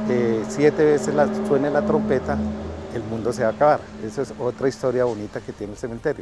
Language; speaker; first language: Spanish; native; Spanish